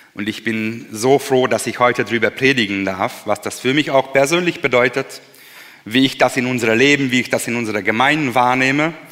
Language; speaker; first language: German; non-native, fluent; Hungarian